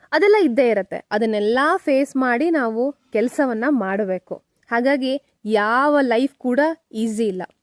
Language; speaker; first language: Kannada; native; Kannada